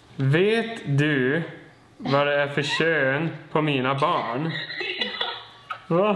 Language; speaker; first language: Swedish; native; Swedish